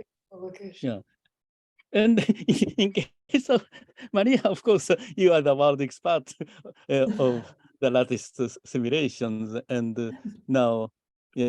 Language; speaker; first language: English; non-native, fluent; Japanese